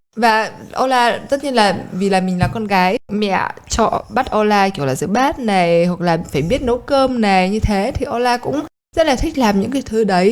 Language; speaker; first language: Vietnamese; early bilingual, heritage; Polish